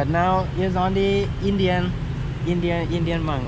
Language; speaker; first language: English; non-native, learner; Lao